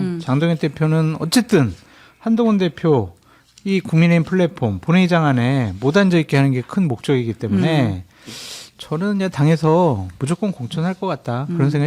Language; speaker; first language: Korean; native; Korean